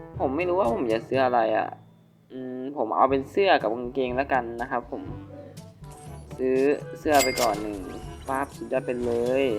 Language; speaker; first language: Thai; native; Thai